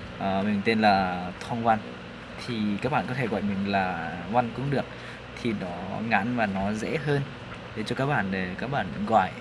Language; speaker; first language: Vietnamese; non-native, fluent; Lao